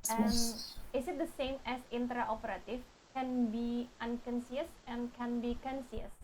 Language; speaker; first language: English; non-native, fluent; Indonesian